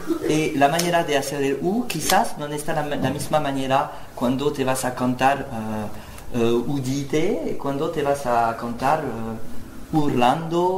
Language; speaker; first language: Spanish; non-native, learner; French